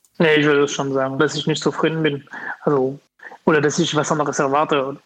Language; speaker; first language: German; non-native, fluent; French